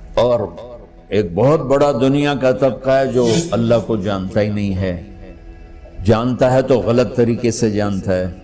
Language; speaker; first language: Urdu; non-native, local second language; Punjabi